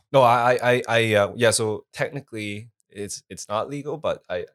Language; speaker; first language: English; non-native, local second language; Cantonese